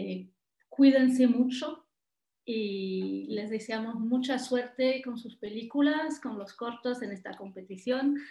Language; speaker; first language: Spanish; non-native, fluent; French